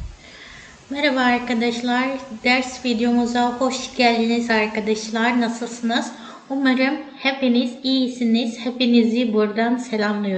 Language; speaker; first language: Turkish; non-native, fluent; Indonesian